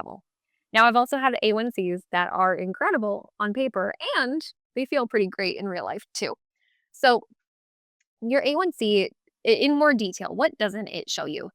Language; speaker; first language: English; native; English